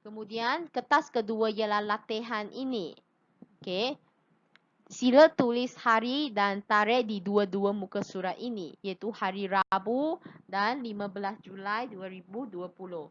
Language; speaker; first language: Malay; non-native, local second language; Chinese